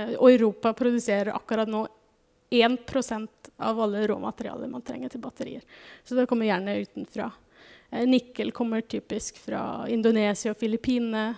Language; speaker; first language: Norwegian; non-native, fluent; German